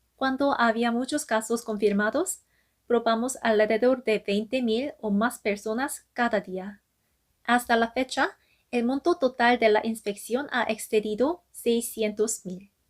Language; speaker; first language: Spanish; non-native, fluent; Korean